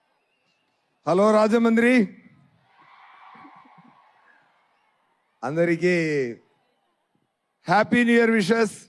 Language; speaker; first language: Telugu; non-native, fluent; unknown